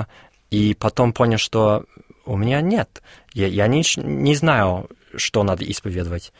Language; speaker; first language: Russian; non-native, fluent; English